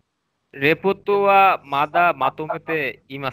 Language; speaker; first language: Japanese; non-native, learner; Bangla